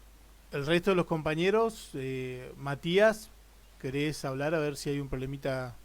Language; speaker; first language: Spanish; native; Spanish